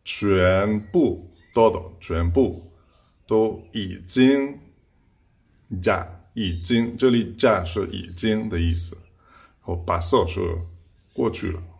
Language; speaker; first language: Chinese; non-native, fluent; Spanish